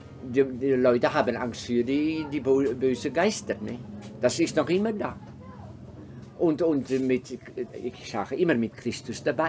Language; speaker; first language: German; non-native, fluent; Dutch